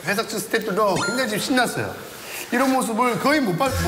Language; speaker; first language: Korean; native; Korean